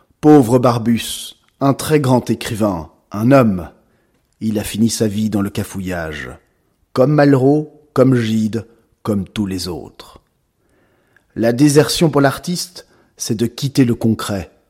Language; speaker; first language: French; native; French